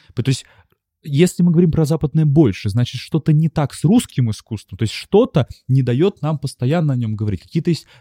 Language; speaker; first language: Russian; native; Russian